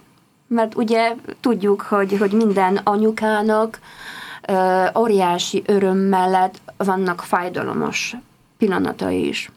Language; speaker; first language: Hungarian; non-native, fluent; Polish